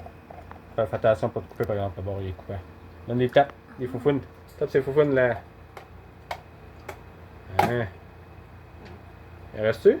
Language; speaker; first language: French; native; French